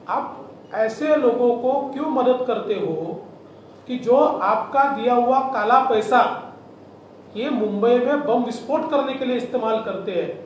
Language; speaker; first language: Hindi; non-native, local second language; Marathi